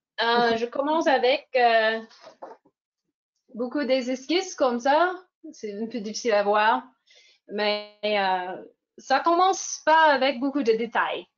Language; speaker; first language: French; non-native, fluent; English